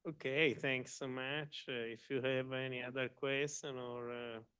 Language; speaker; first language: English; non-native, fluent; Italian